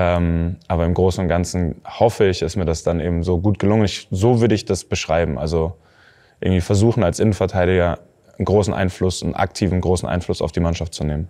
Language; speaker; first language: German; native; German